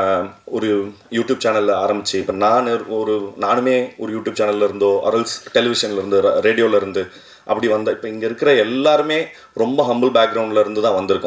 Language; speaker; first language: Tamil; native; Tamil